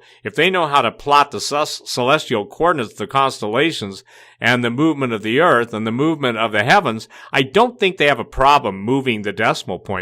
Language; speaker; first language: English; native; English